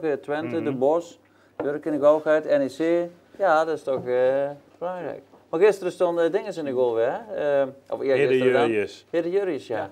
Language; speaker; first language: Dutch; native; Dutch